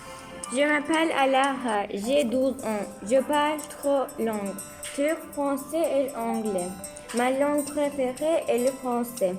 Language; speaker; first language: French; non-native, local second language; Turkish